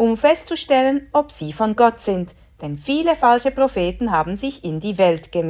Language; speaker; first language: German; native; German